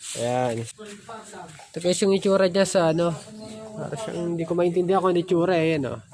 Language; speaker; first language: Filipino; native; Filipino